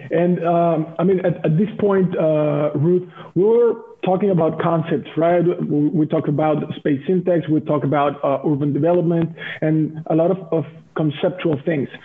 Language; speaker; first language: English; non-native, fluent; Spanish